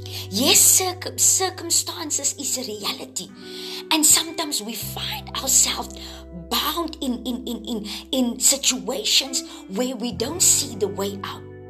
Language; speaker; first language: English; non-native, local second language; Afrikaans